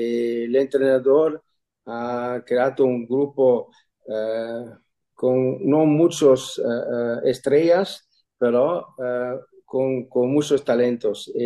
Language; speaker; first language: Spanish; non-native, fluent; German